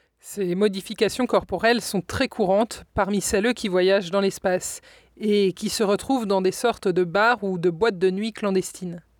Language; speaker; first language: French; native; French